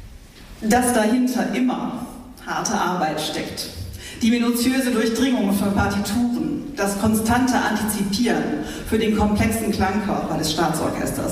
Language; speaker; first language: German; native; German